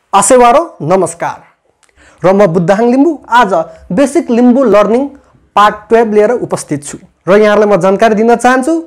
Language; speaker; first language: Nepali; non-native, local second language; Limbu